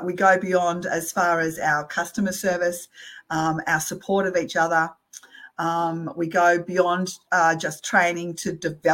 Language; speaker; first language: English; native; English